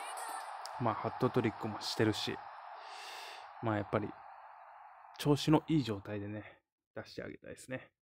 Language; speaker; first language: Japanese; native; Japanese